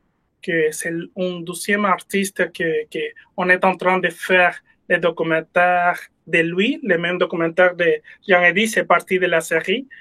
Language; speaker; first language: French; non-native, fluent; Spanish